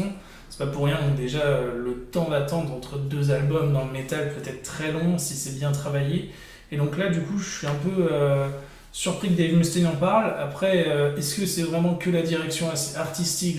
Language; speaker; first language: French; native; French